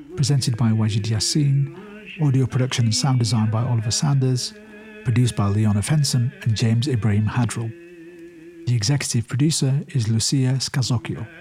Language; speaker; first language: English; early bilingual, other home language; Urdu